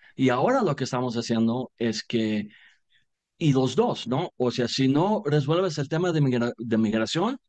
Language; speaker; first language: Spanish; non-native, fluent; English